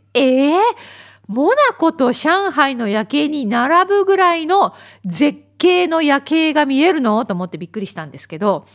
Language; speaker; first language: Japanese; native; Japanese